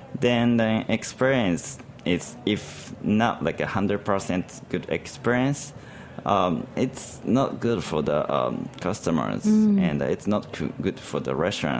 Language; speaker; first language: English; non-native, learner; Japanese